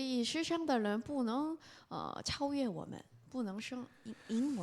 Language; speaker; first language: Chinese; non-native, fluent; Korean